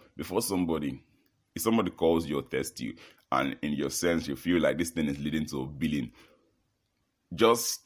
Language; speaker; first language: English; non-native, local second language; Yoruba